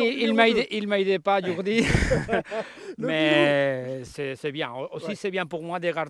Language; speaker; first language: French; non-native, learner; Spanish